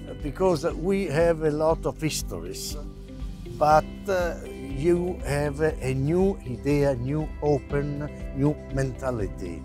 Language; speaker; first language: English; non-native, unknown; Italian